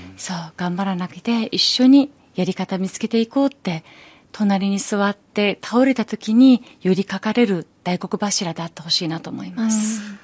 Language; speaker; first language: Japanese; early bilingual, other home language; Persian